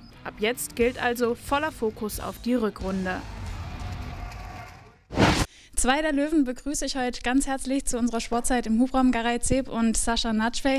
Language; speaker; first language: German; native; German